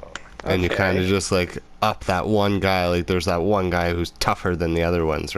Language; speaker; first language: English; native; English